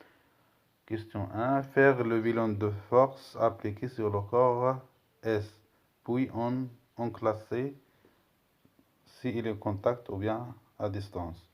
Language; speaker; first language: French; non-native, local second language; Arabic